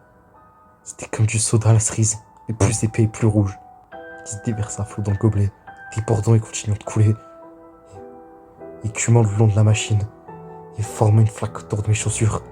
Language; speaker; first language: French; native; French